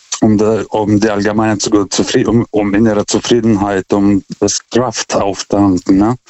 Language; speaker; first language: German; non-native, fluent; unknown